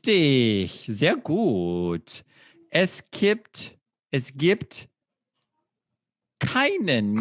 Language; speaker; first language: German; non-native, fluent; English